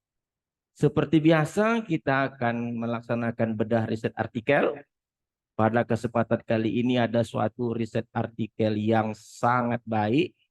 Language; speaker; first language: Indonesian; native; Indonesian